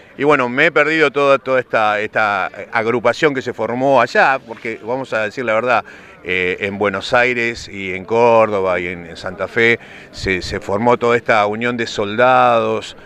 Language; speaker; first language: Spanish; native; Spanish